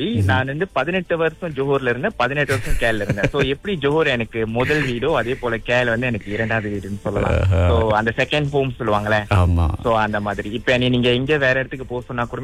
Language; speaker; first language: Tamil; early bilingual, heritage; Tamil